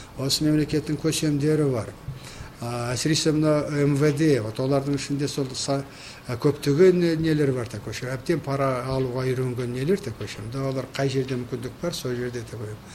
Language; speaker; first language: Kazakh; native; Kazakh